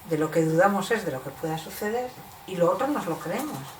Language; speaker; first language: Spanish; non-native, local second language; Basque